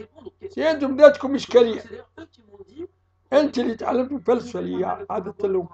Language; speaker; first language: Arabic; native; Arabic